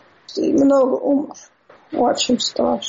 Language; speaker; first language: Russian; non-native, fluent; English